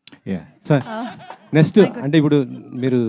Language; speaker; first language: Telugu; native; Telugu